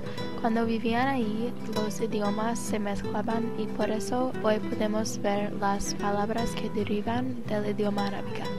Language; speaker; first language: Spanish; non-native, learner; English